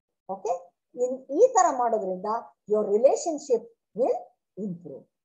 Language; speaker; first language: English; non-native, local second language; Kannada